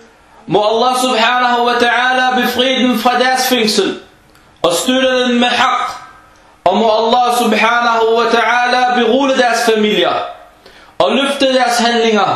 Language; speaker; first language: Danish; non-native, fluent; Arabic